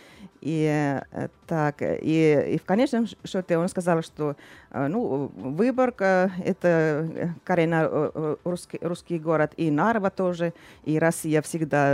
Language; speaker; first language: Russian; non-native, fluent; Finnish